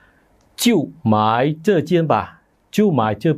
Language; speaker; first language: Chinese; non-native, fluent; Khmer